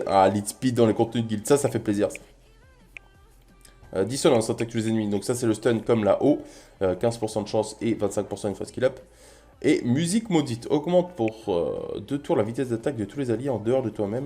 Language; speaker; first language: French; native; French